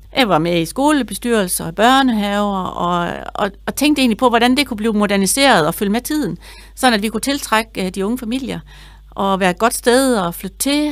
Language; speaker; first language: Danish; native; Danish